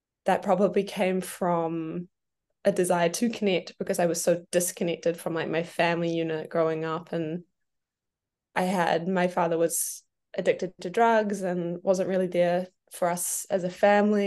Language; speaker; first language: English; native; English